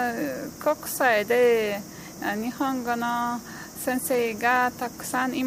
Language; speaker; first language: Japanese; non-native, learner; Uzbek